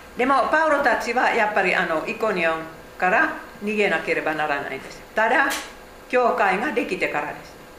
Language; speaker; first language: Japanese; non-native, fluent; Finnish